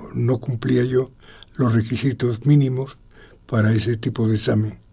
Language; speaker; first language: Spanish; native; Spanish